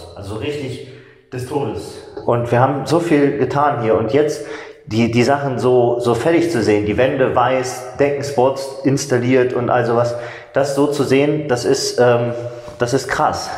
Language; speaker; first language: German; native; German